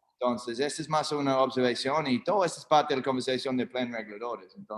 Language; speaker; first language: Spanish; non-native, learner; English